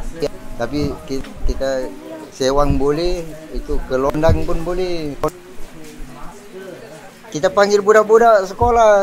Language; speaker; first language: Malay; non-native, local second language; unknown